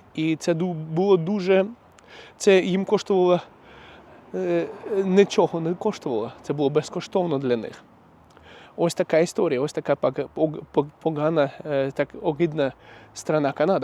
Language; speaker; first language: Ukrainian; non-native, local second language; Russian